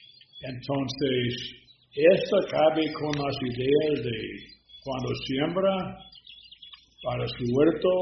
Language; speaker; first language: Spanish; non-native, learner; English